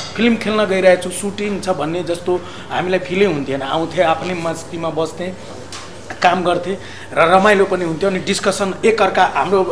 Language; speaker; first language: Nepali; non-native, local second language; Maithili